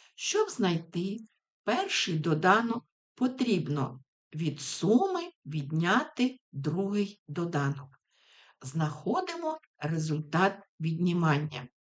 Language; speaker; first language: Ukrainian; native; Ukrainian